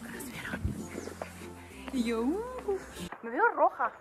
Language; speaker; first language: Spanish; native; Spanish